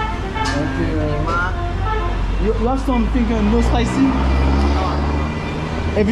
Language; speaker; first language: English; non-native, learner; French